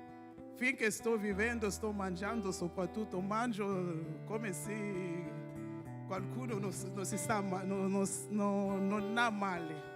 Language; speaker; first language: Italian; non-native, fluent; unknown